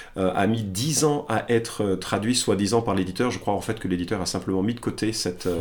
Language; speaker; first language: French; native; French